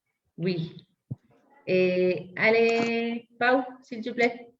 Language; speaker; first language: French; non-native, fluent; Spanish